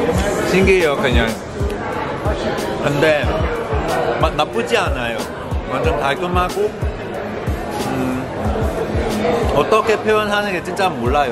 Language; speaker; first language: Korean; non-native, learner; Cantonese